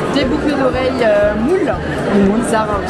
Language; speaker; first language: French; native; French